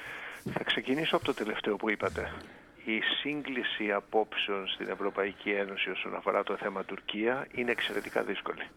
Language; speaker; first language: Greek; native; Greek